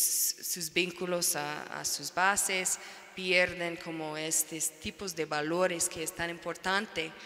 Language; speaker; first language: Spanish; non-native, fluent; English